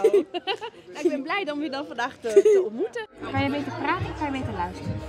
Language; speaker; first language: Dutch; native; Dutch